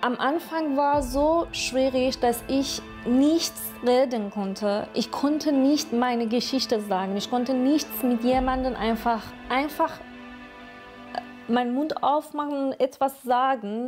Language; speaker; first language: German; non-native, learner; Persian